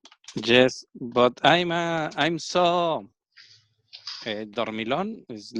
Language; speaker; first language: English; non-native, learner; Spanish